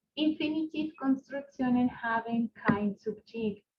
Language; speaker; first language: German; non-native, fluent; Spanish